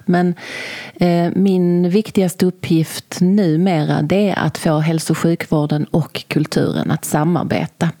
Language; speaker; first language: Swedish; native; Swedish